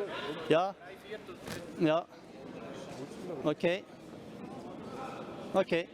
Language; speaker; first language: German; non-native, local second language; French